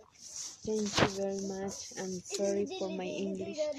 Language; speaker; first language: English; non-native, learner; Kaqchikel